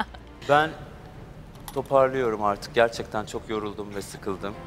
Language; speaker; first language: Turkish; native; Turkish